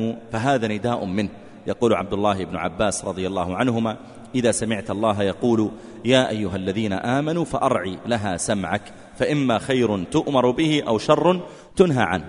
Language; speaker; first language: Arabic; native; Arabic